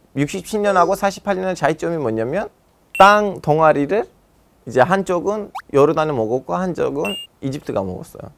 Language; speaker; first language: Korean; non-native, fluent; Turkish